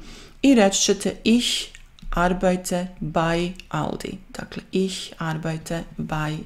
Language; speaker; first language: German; non-native, fluent; Croatian